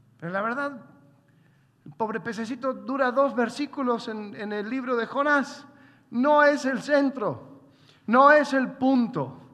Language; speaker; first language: Spanish; non-native, fluent; English